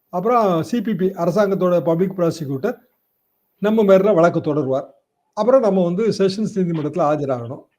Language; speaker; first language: Tamil; native; Tamil